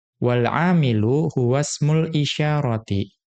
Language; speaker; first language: Arabic; non-native, fluent; Indonesian